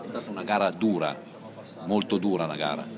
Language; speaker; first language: Italian; native; Italian